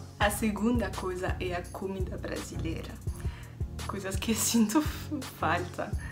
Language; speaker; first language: Portuguese; non-native, learner; French